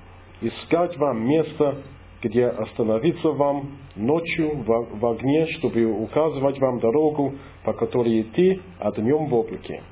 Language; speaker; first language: Russian; non-native, fluent; English